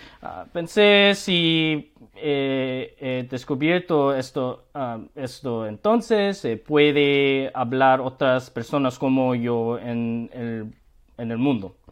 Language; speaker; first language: Spanish; non-native, learner; Korean